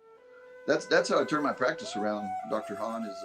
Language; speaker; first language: English; native; English